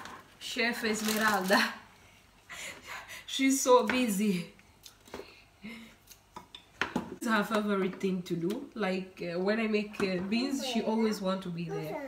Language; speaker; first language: English; non-native, fluent; Swahili